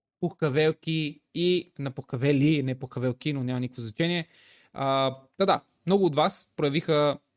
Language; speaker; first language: Bulgarian; native; Bulgarian